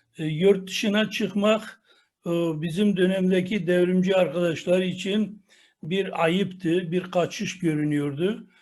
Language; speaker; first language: Turkish; non-native, local second language; Kurdish